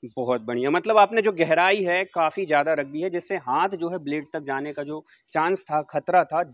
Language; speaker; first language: Hindi; native; Hindi